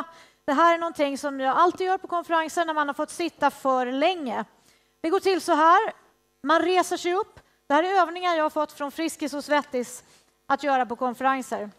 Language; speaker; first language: Swedish; native; Swedish